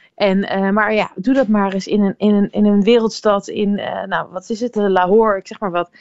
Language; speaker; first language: Dutch; native; Dutch